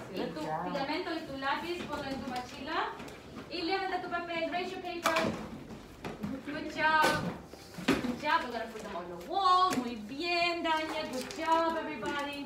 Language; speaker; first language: Spanish; early bilingual, heritage; Spanish